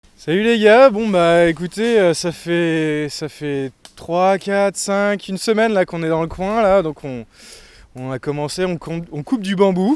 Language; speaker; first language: French; native; French